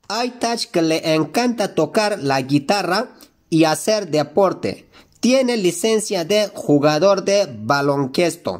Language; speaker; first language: Spanish; non-native, fluent; Turkish